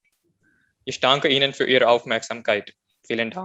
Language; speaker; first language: German; non-native, learner; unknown